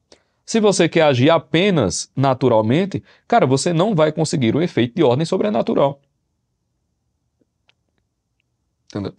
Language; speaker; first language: Portuguese; native; Portuguese